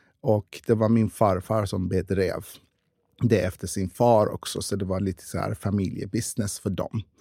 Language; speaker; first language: Swedish; non-native, fluent; Persian